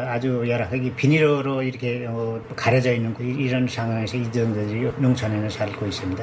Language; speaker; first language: Korean; non-native, fluent; Nepali